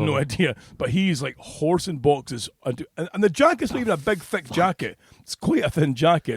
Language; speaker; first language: English; native; English